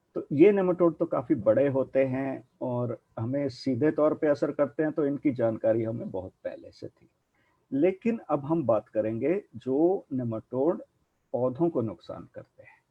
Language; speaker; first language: Hindi; non-native, local second language; Punjabi